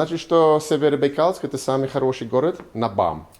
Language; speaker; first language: Russian; non-native, learner; English